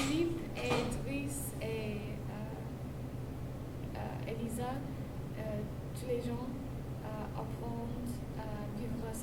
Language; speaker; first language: French; non-native, learner; English